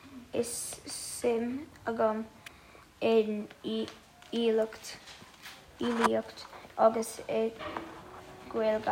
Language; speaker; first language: Irish; non-native, local second language; English